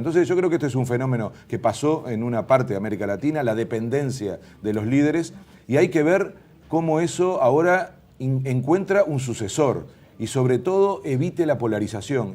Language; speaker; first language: Spanish; native; Spanish